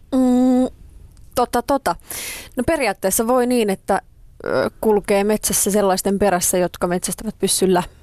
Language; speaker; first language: Finnish; native; Finnish